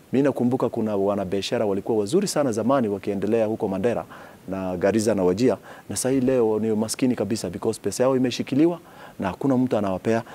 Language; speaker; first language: Swahili; non-native, local second language; Somali